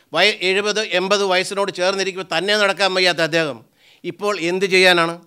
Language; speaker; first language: Malayalam; native; Malayalam